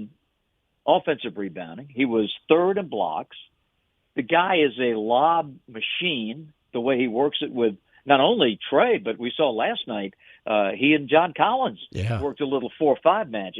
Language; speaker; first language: English; native; English